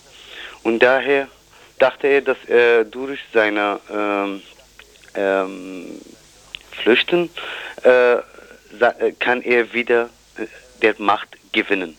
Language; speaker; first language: German; non-native, fluent; Kurdish